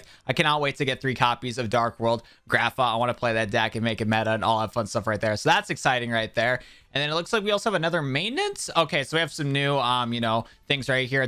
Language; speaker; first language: English; native; English